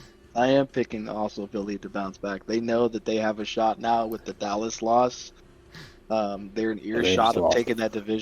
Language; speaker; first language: English; native; English